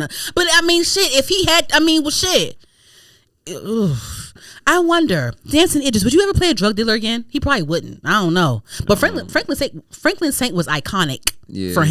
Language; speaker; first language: English; native; English